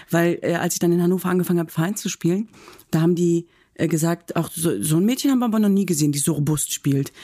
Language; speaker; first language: German; native; German